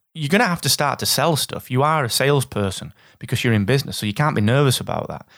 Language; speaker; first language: English; native; English